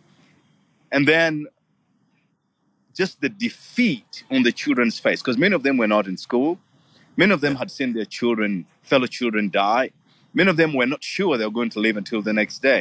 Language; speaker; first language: English; non-native, local second language; Ganda